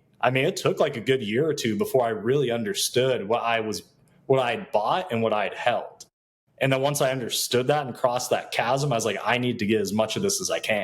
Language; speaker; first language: English; native; English